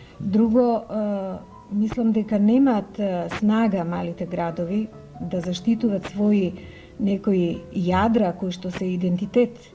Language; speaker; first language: Macedonian; native; Macedonian